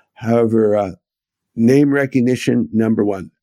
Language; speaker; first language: English; native; English